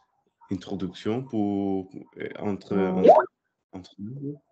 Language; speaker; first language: French; non-native, learner; English